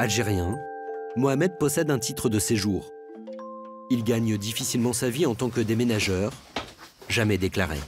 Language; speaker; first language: French; native; French